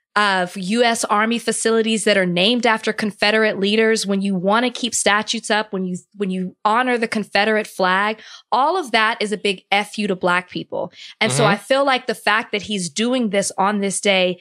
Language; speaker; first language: English; native; English